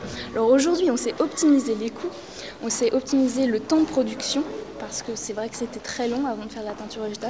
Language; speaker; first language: French; native; French